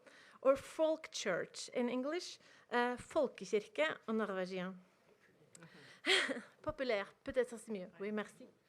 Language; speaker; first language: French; non-native, fluent; Norwegian